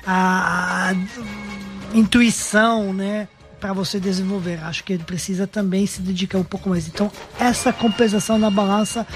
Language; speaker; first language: Portuguese; non-native, fluent; Serbian